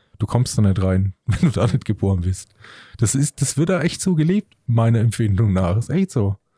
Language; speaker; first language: German; native; German